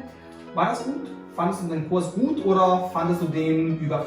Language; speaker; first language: German; non-native, fluent; Serbian